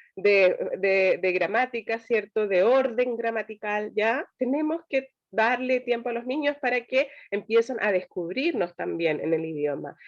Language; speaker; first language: Spanish; native; Spanish